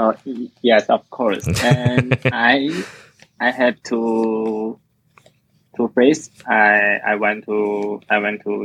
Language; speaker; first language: English; non-native, learner; Chinese